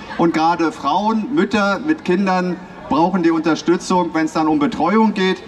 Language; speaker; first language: German; native; German